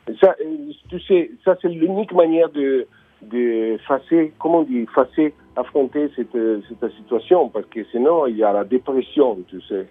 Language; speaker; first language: French; non-native, learner; Italian